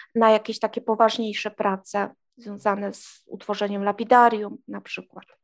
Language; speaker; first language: Polish; native; Polish